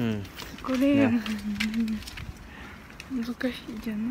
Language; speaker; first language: Japanese; non-native, learner; Portuguese